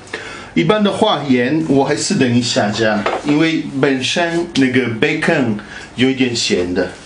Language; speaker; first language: Chinese; non-native, fluent; Italian